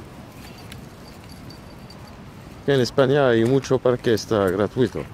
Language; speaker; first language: French; native; French